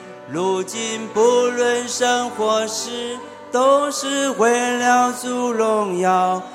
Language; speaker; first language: Chinese; native; Chinese